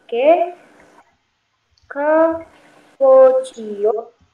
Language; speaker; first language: Korean; non-native, learner; Indonesian